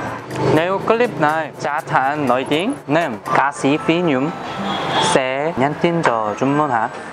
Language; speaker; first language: Vietnamese; non-native, learner; Korean